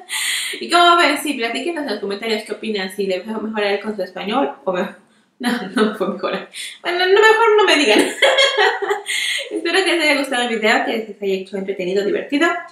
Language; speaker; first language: Spanish; native; Spanish